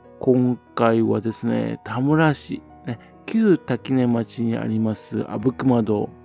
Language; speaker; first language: Japanese; native; Japanese